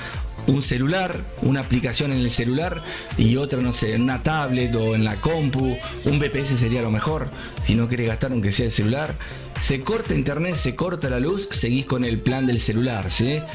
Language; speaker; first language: Spanish; native; Spanish